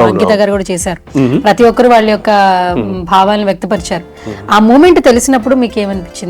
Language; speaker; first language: Telugu; native; Telugu